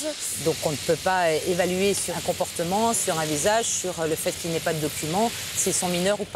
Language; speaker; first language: French; native; French